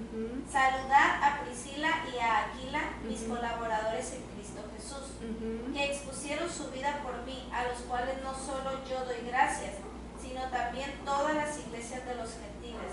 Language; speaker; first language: Spanish; native; Spanish